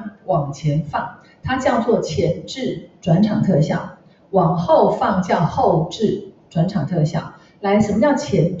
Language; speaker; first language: Chinese; native; Chinese